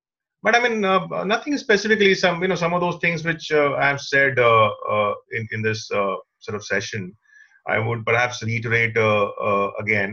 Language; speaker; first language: English; non-native, local second language; Hindi